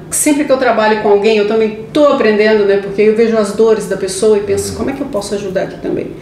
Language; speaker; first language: Portuguese; native; Portuguese